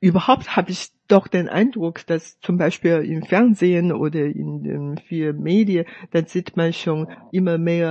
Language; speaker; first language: German; non-native, fluent; Hakka Chinese